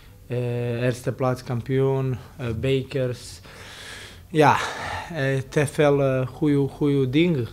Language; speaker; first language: Dutch; non-native, learner; Serbian